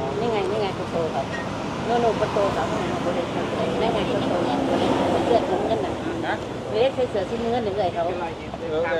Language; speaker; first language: Thai; native; Thai